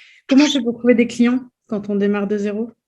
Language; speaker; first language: French; native; French